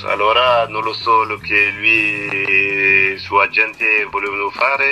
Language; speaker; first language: Italian; non-native, fluent; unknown